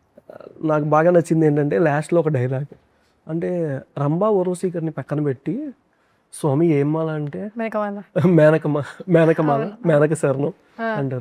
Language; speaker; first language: Telugu; native; Telugu